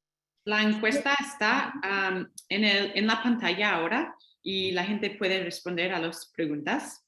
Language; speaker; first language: Spanish; non-native, fluent; English